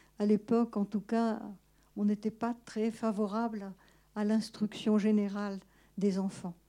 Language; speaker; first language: French; native; French